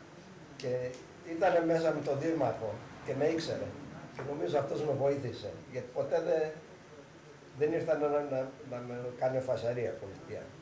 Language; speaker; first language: Greek; early bilingual, heritage; Greek